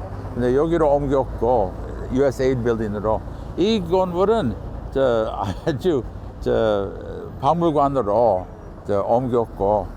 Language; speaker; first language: Korean; non-native, fluent; English